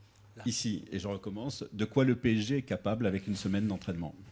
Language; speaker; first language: French; native; French